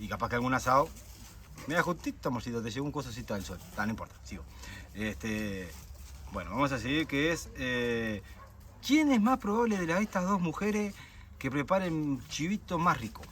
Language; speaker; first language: Spanish; native; Spanish